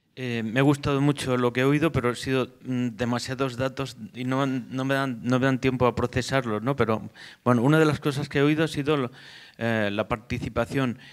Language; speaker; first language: Spanish; native; Spanish